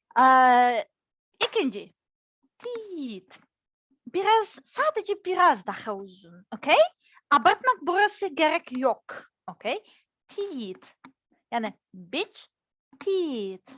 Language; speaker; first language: Turkish; non-native, learner; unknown